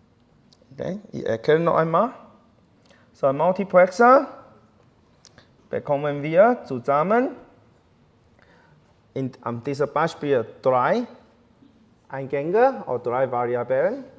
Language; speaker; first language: German; non-native, fluent; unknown